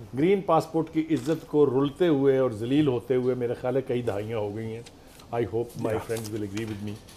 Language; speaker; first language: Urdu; native; Urdu